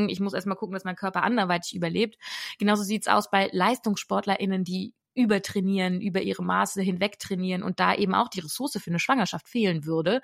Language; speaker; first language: German; native; German